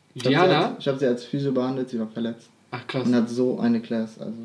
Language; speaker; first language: German; native; German